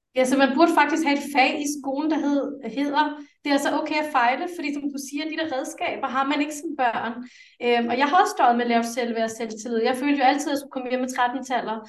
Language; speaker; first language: Danish; early bilingual, other home language; English